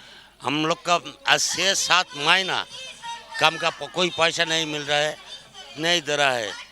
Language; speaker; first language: Hindi; non-native, local second language; Bangla